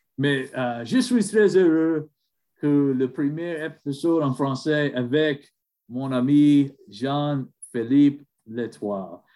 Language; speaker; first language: French; non-native, learner; English